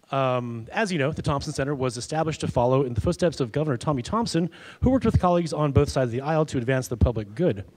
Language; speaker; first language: English; native; English